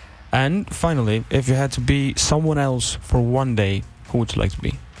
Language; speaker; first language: English; non-native, fluent; Icelandic